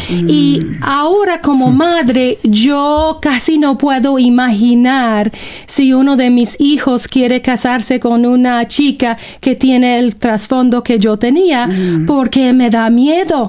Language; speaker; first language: Spanish; non-native, fluent; English